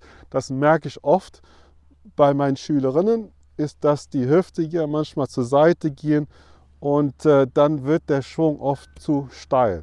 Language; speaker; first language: German; non-native, fluent; English